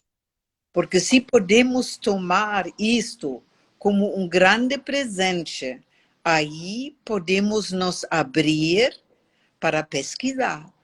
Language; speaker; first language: Portuguese; non-native, learner; German